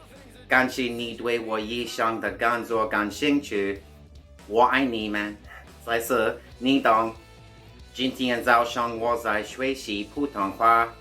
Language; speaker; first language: Chinese; non-native, learner; English